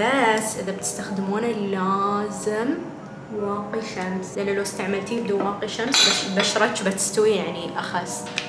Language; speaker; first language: Arabic; early bilingual, heritage; Arabic